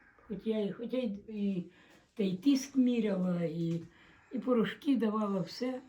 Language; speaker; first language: Ukrainian; native; Ukrainian